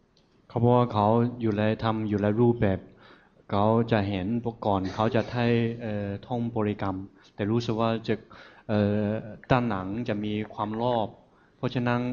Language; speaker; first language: Thai; non-native, fluent; Chinese